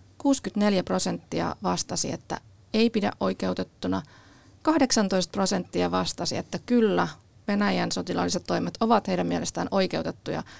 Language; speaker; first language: Finnish; native; Finnish